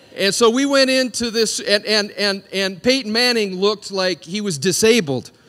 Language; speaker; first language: English; native; English